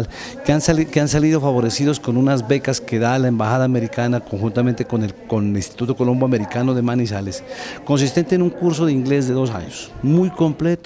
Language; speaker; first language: Spanish; native; Spanish